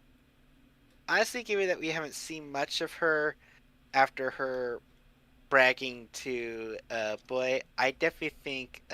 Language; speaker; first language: English; native; English